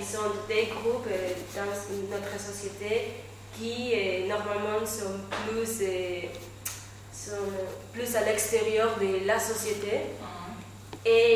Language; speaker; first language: French; non-native, fluent; Spanish